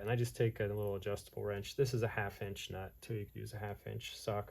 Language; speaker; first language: English; native; English